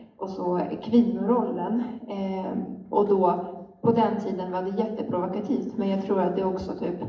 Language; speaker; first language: Swedish; non-native, learner; Ukrainian